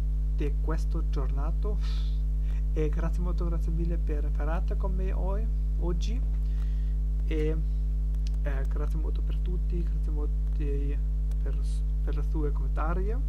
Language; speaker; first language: Italian; non-native, learner; German